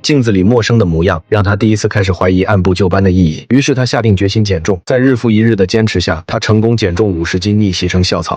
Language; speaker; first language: Chinese; native; Chinese